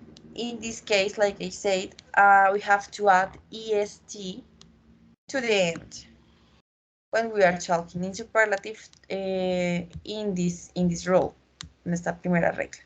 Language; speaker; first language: English; non-native, learner; Spanish